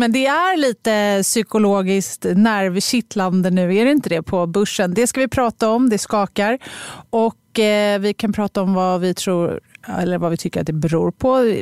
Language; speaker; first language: Swedish; native; Swedish